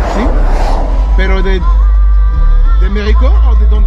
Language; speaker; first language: Spanish; non-native, learner; French